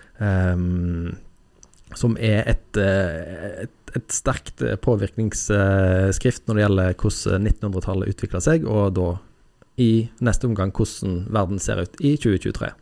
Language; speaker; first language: Norwegian; native; Norwegian